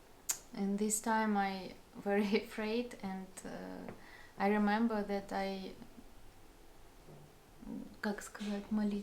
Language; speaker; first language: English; non-native, learner; Russian